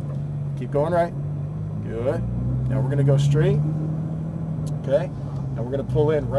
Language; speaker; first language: English; native; English